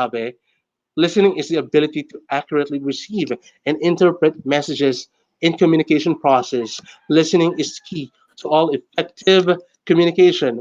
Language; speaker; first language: English; non-native, local second language; Filipino